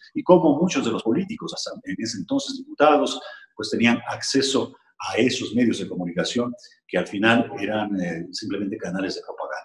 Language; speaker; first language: Spanish; native; Spanish